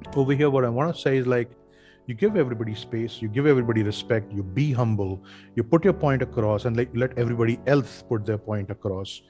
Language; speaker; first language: English; non-native, local second language; Hindi